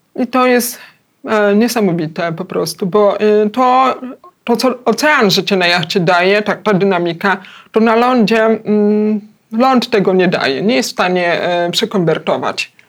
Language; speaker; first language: Polish; early bilingual, heritage; Polish